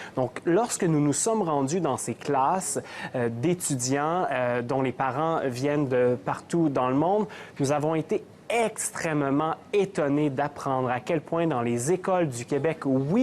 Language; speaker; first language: French; native; French